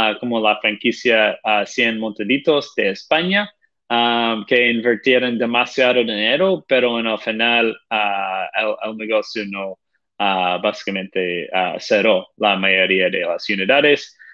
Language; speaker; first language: Spanish; non-native, fluent; Portuguese